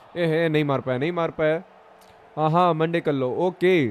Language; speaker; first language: Hindi; non-native, local second language; Bangla